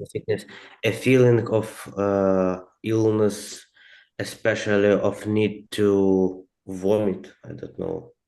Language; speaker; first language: English; non-native, learner; Ukrainian